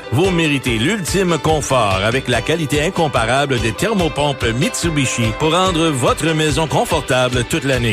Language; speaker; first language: French; native; French